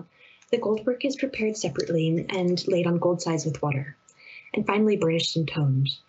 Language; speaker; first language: English; native; English